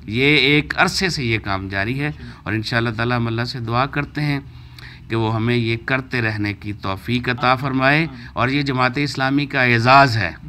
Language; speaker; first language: Urdu; non-native, local second language; Punjabi